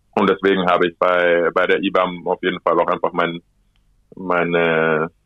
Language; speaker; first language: German; native; German